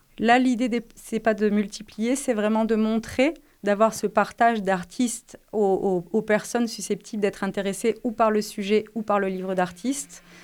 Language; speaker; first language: French; native; French